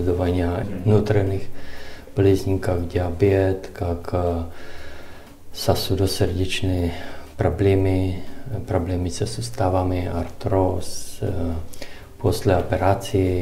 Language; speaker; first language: Russian; non-native, learner; Czech